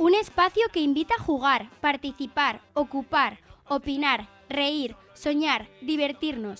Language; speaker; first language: Spanish; native; Spanish